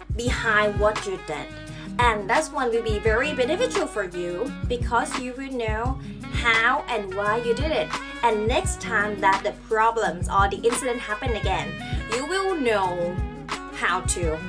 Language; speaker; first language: English; non-native, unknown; Thai